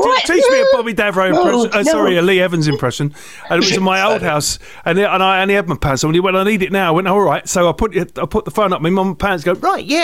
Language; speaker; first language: English; native; English